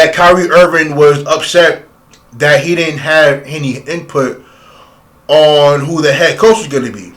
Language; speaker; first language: English; native; English